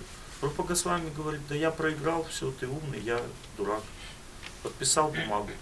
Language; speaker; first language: Russian; native; Russian